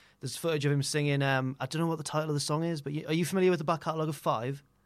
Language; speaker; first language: English; native; English